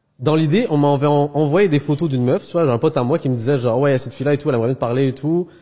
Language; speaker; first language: French; early bilingual, other home language; Arabic